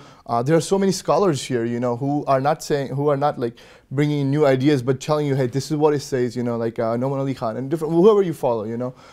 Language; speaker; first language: English; early bilingual, other home language; Hindi